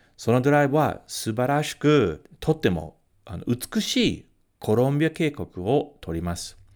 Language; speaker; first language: Japanese; non-native, fluent; English